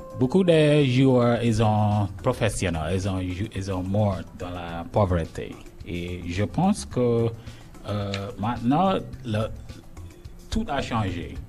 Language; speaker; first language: French; non-native, learner; English